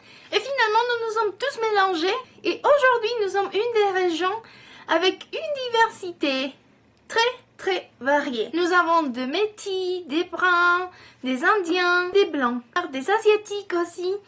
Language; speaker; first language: French; non-native, fluent; Spanish